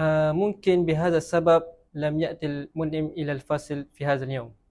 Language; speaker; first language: Arabic; non-native, learner; Malay